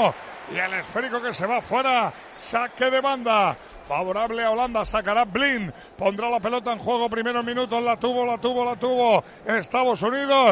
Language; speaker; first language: Spanish; native; Spanish